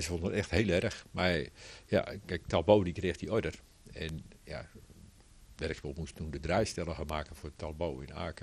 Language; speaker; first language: Dutch; native; Dutch